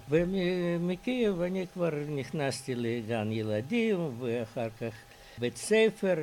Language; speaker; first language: Hebrew; non-native, fluent; Russian